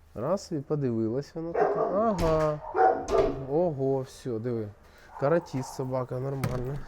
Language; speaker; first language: Ukrainian; non-native, local second language; Russian